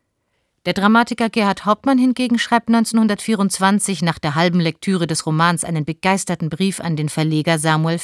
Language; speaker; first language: German; native; German